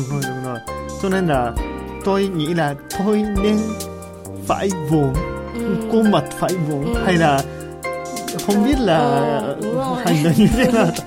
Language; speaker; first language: Vietnamese; non-native, learner; Japanese